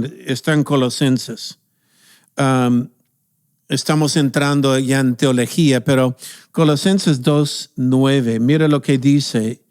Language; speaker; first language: Spanish; non-native, fluent; English